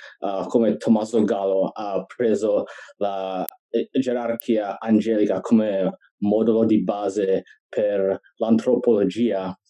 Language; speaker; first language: Italian; non-native, fluent; English